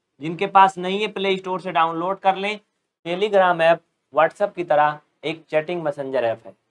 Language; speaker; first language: Hindi; native; Hindi